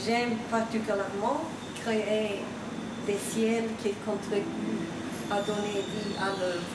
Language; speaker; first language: French; non-native, fluent; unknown